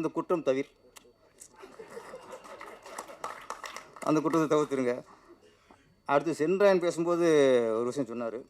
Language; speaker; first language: Tamil; native; Tamil